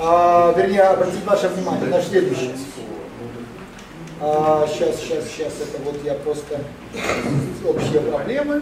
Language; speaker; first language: Russian; native; Russian